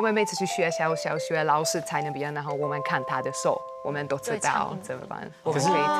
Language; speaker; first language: Chinese; non-native, fluent; Hungarian